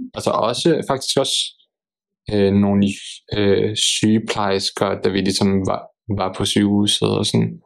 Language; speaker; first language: Danish; early bilingual, other home language; Bosnian